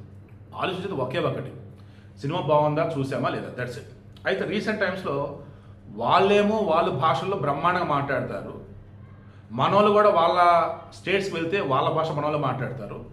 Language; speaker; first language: Telugu; native; Telugu